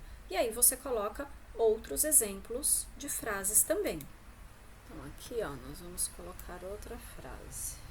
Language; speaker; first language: Portuguese; native; Portuguese